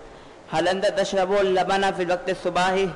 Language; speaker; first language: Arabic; non-native, learner; Urdu